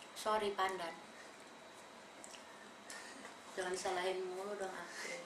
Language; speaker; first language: Indonesian; native; Indonesian